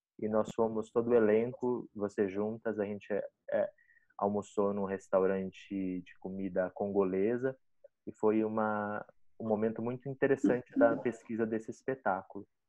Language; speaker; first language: Portuguese; native; Portuguese